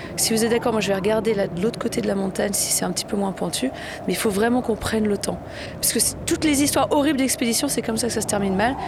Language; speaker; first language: French; native; French